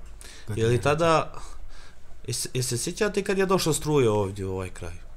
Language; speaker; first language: Croatian; native; Croatian